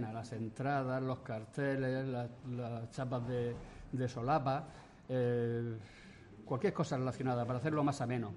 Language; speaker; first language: Spanish; native; Spanish